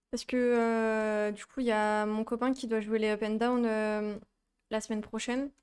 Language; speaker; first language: French; native; French